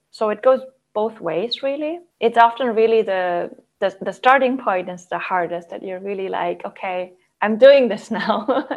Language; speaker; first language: English; non-native, fluent; German